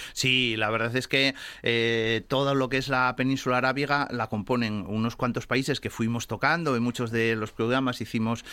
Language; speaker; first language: Spanish; native; Spanish